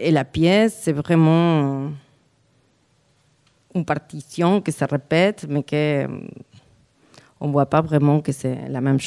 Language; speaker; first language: French; non-native, fluent; Spanish